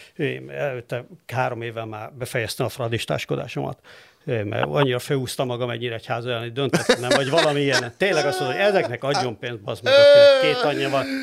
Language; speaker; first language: Hungarian; native; Hungarian